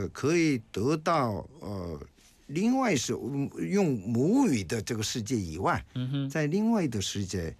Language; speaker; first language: Chinese; non-native, fluent; Korean